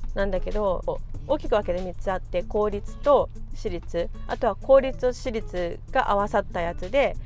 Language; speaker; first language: Japanese; native; Japanese